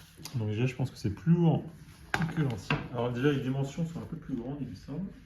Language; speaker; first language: French; native; French